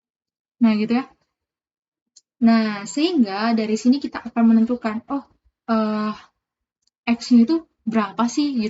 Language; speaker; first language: Indonesian; native; Indonesian